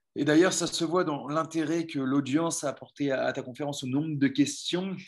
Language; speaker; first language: French; native; French